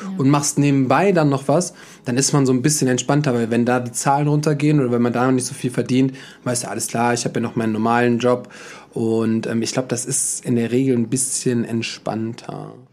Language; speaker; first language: German; native; German